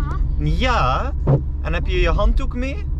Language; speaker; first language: Dutch; native; Dutch